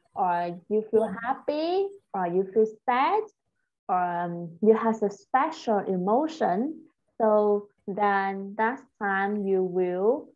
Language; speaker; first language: English; non-native, fluent; Vietnamese